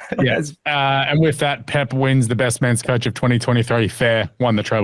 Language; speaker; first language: English; native; English